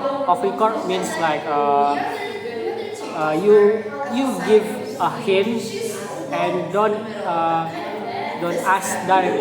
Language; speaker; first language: English; non-native, learner; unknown